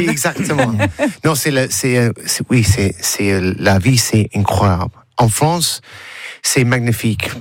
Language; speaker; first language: French; non-native, learner; English